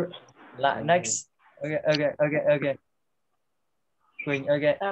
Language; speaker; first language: English; non-native, fluent; Vietnamese